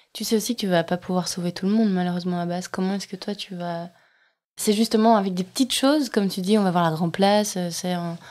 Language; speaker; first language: French; native; French